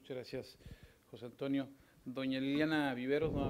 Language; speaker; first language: Spanish; native; Spanish